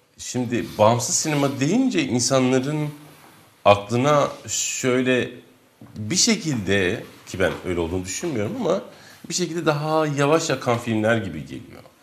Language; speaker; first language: Turkish; non-native, local second language; Kurdish